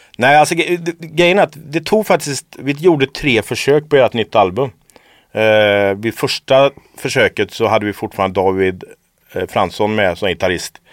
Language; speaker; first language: Swedish; native; Swedish